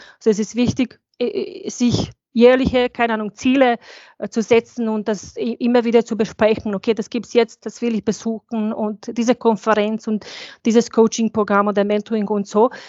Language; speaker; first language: German; non-native, fluent; Bosnian